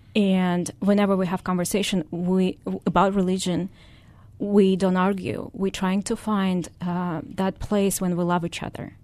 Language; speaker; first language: English; non-native, fluent; Russian